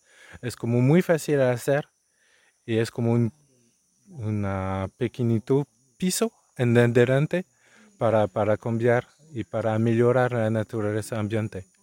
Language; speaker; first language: Spanish; non-native, learner; French